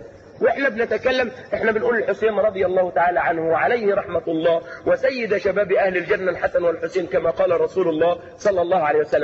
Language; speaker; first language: Arabic; native; Arabic